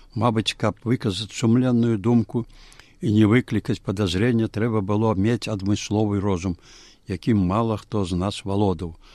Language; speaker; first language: Belarusian; native; Belarusian